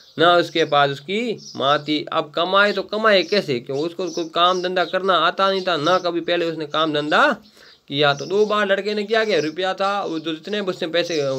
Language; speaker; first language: Hindi; native; Hindi